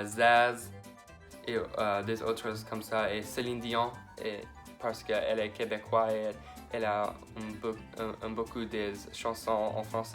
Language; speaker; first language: French; non-native, learner; English